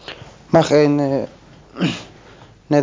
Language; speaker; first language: Dutch; non-native, learner; Turkish